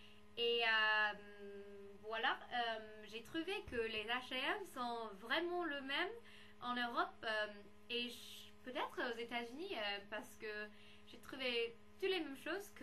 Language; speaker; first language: French; non-native, fluent; English